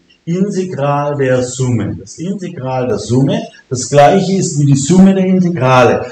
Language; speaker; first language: German; native; German